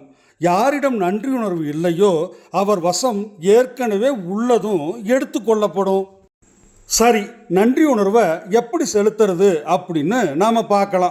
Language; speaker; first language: Tamil; native; Tamil